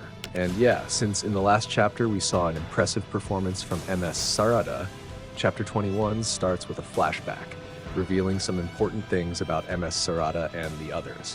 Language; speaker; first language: English; non-native, fluent; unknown